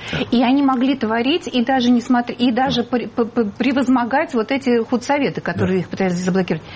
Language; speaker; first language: Russian; native; Russian